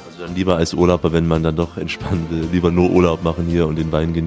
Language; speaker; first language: German; native; German